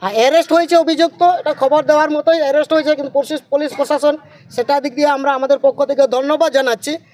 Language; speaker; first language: Bangla; non-native, local second language; Santali